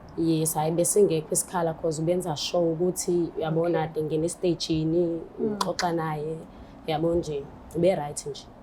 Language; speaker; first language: Zulu; native; Zulu